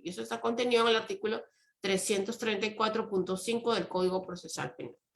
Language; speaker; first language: Spanish; native; Spanish